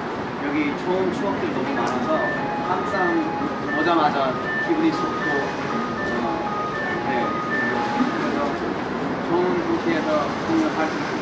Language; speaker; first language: Korean; early bilingual, heritage; English